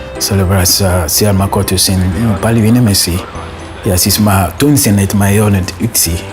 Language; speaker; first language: Estonian; non-native, learner; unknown